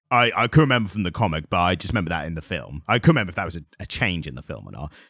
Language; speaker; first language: English; native; English